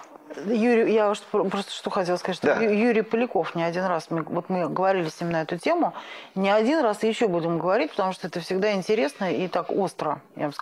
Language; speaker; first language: Russian; native; Russian